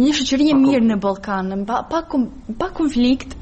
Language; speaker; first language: Albanian; non-native, fluent; Serbian